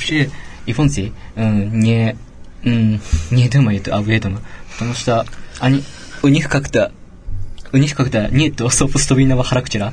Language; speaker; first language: Russian; non-native, learner; Japanese